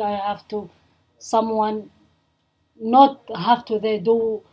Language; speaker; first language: English; non-native, learner; Arabic